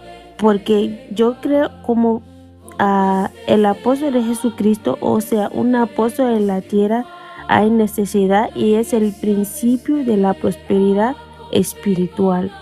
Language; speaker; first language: Spanish; non-native, fluent; Portuguese